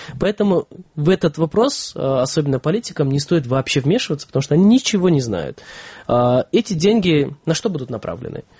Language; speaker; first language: Russian; non-native, local second language; Kyrgyz